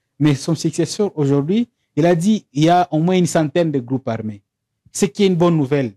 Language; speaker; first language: French; non-native, local second language; Swahili